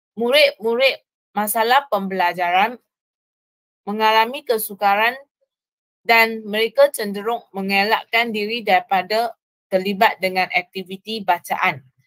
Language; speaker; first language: Malay; non-native, local second language; Chinese